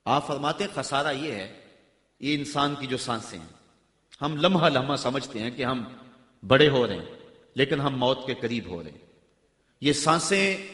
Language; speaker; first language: Urdu; non-native, local second language; Punjabi